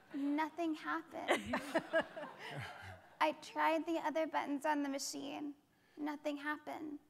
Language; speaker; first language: English; native; English